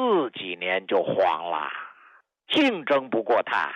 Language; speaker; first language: Chinese; native; Chinese